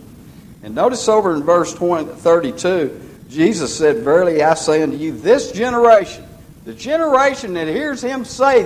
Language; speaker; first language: English; native; English